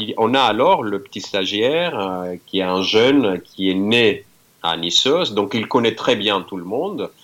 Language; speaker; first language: French; non-native, fluent; Greek